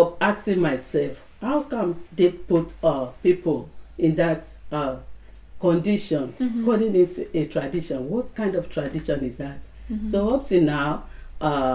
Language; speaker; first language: English; non-native, local second language; Yoruba